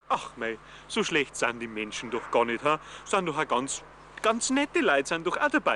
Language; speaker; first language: German; native; German